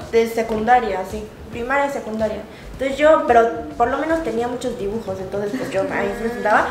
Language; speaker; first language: Spanish; early bilingual, other home language; Korean